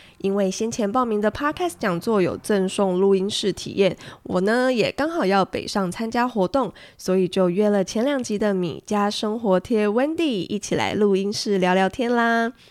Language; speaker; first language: Chinese; native; Chinese